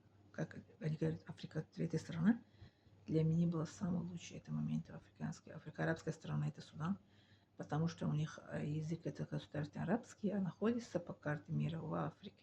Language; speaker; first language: Russian; non-native, learner; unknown